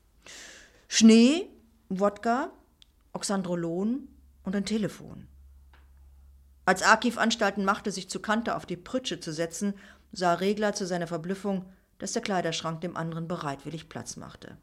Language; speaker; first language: German; native; German